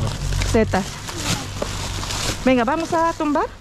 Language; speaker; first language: Spanish; non-native, learner; Filipino